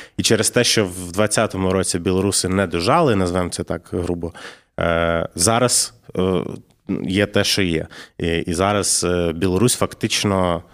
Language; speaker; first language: Ukrainian; native; Ukrainian